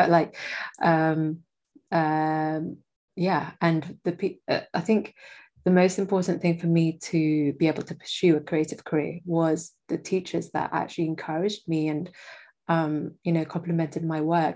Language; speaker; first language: English; native; English